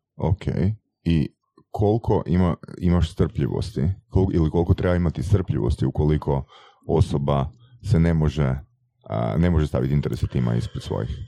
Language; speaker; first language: Croatian; native; Croatian